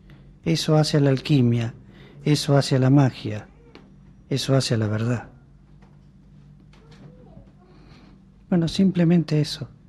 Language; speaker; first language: Spanish; native; Spanish